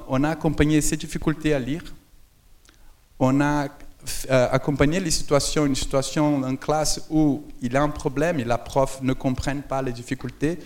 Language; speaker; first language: French; non-native, fluent; Portuguese